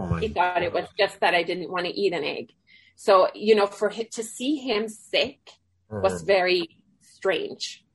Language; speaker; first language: English; early bilingual, other home language; Swedish